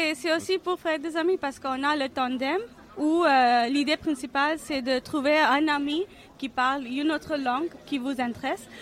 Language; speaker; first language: French; non-native, fluent; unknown